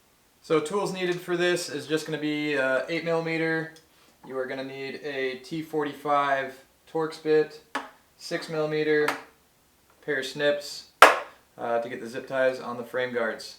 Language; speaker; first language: English; native; English